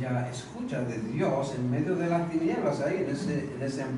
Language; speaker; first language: Spanish; native; Spanish